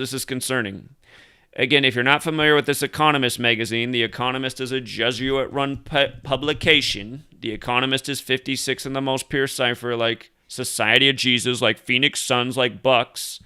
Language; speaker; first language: English; native; English